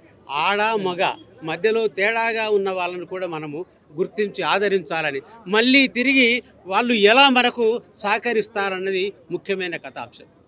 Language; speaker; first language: Telugu; native; Telugu